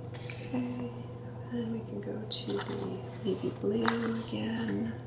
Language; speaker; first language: English; native; English